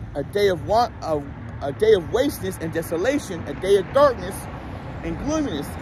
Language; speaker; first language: English; native; English